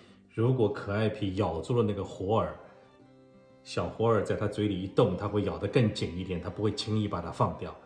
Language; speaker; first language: Chinese; native; Chinese